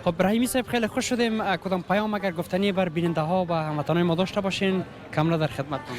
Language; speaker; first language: Persian; native; Persian